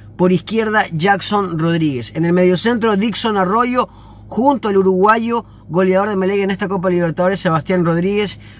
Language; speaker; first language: Spanish; native; Spanish